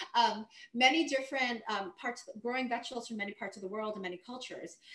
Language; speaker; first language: English; native; English